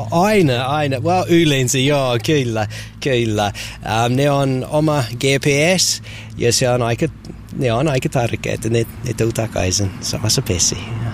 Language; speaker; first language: Finnish; non-native, learner; English